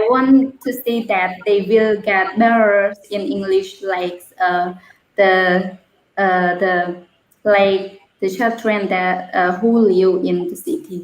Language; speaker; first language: English; non-native, learner; Khmer